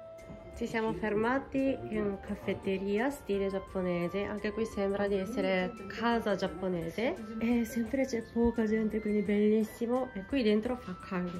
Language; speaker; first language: Italian; non-native, fluent; Japanese